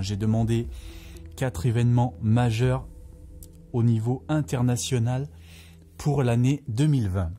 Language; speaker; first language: French; native; French